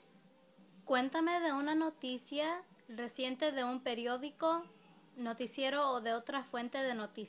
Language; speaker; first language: Spanish; non-native, learner; English